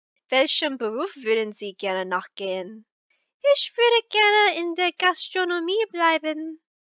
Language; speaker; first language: German; non-native, learner; English